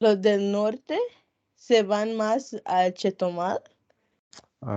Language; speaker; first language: Spanish; non-native, local second language; English